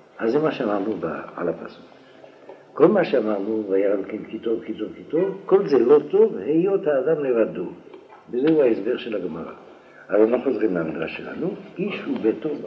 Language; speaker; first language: Hebrew; non-native, fluent; French